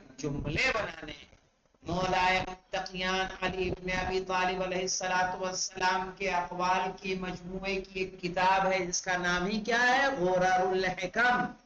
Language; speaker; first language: Urdu; native; Urdu